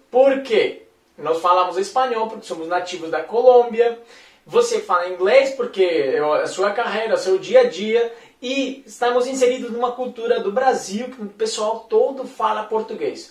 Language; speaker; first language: Portuguese; non-native, fluent; Spanish